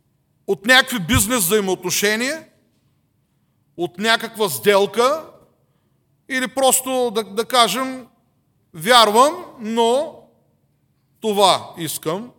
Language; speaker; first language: Bulgarian; native; Bulgarian